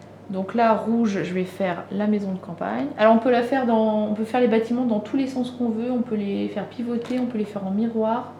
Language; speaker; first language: French; native; French